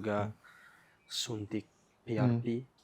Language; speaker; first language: Indonesian; early bilingual, heritage; English